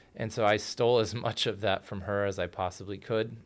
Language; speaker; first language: English; early bilingual, other home language; Spanish